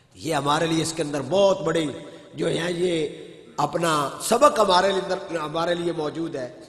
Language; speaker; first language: Urdu; non-native, local second language; Punjabi